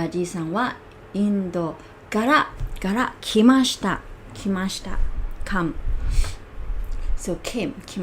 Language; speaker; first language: Japanese; non-native, learner; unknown